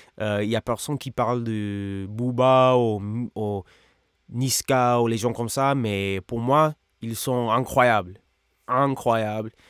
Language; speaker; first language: French; non-native, learner; English